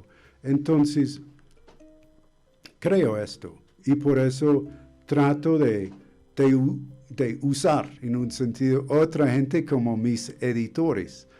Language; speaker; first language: Spanish; non-native, fluent; English